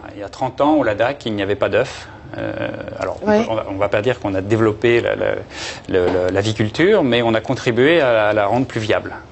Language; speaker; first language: French; native; French